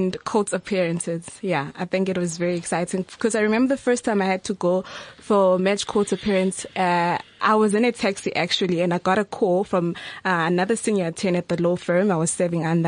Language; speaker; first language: English; non-native, local second language; Zulu